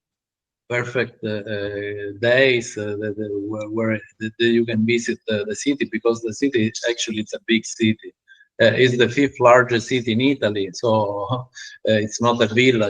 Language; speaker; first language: English; non-native, learner; Italian